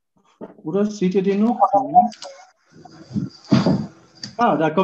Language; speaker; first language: German; native; German